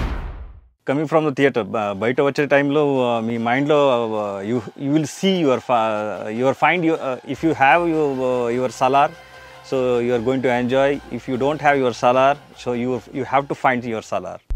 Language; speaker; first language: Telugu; non-native, learner; Kannada